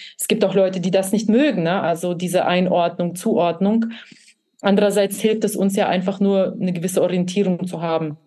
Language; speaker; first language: German; early bilingual, other home language; Russian